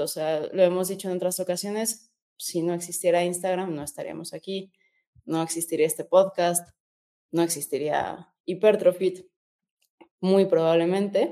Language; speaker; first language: Spanish; native; Spanish